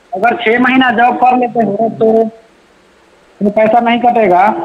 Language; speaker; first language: Hindi; native; Hindi